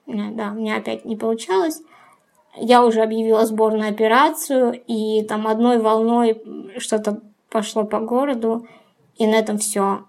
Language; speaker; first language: Russian; native; Russian